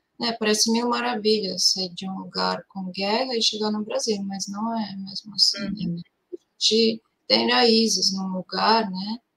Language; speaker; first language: Portuguese; non-native, fluent; Serbian